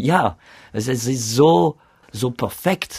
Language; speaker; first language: German; non-native, learner; French